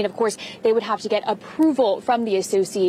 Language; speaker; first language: English; native; English